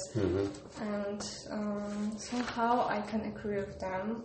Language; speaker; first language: English; non-native, learner; Polish